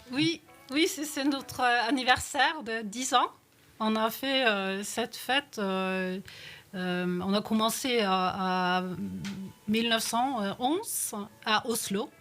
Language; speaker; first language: French; non-native, fluent; Norwegian